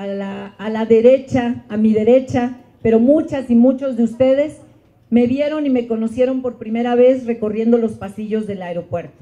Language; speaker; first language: Spanish; native; Spanish